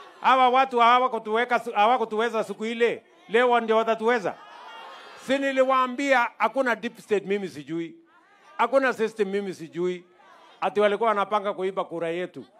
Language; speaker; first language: Swahili; non-native, local second language; Kalenjin